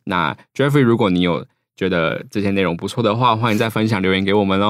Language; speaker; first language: Chinese; native; Chinese